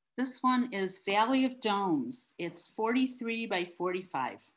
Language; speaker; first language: English; native; English